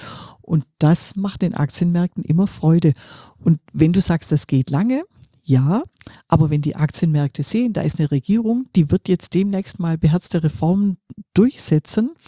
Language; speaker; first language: German; native; German